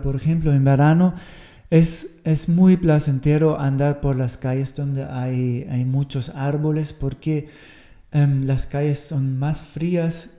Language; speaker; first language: Spanish; non-native, fluent; German